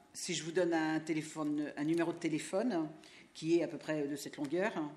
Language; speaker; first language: French; native; French